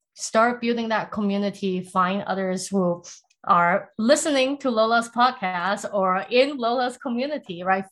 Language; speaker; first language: English; early bilingual, other home language; Chinese